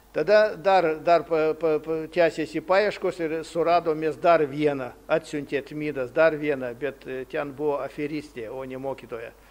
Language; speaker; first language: Lithuanian; early bilingual, heritage; Lithuanian